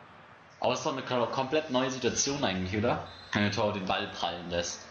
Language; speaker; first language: German; native; German